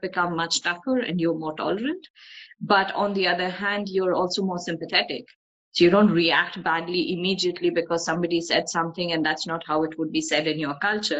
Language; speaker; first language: English; non-native, local second language; Bangla